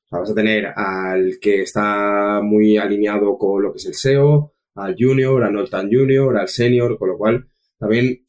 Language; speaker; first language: Spanish; native; Spanish